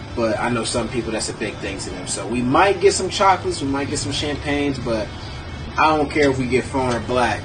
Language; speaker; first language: English; native; English